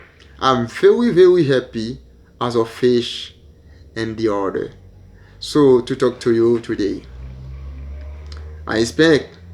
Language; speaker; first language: English; non-native, learner; Haitian Creole